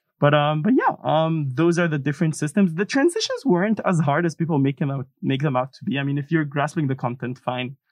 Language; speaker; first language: English; non-native, fluent; Arabic